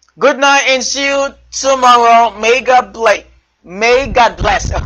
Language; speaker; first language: English; non-native, fluent; Haitian Creole